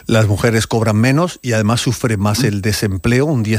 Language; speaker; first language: Spanish; native; Spanish